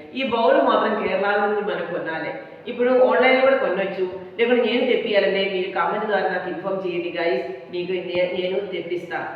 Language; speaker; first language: Telugu; non-native, local second language; Malayalam